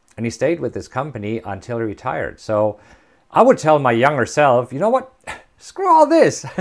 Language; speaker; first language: English; non-native, fluent; German